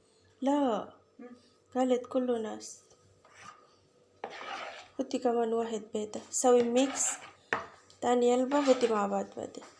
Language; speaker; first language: Arabic; non-native, learner; Bangla